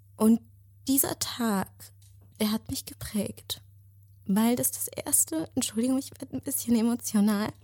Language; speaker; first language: German; early bilingual, other home language; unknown